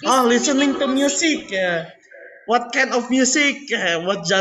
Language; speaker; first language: English; non-native, learner; Indonesian